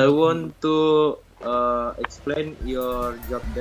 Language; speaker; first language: English; non-native, learner; Indonesian